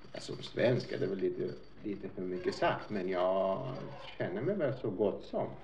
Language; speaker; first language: Swedish; non-native, fluent; Greek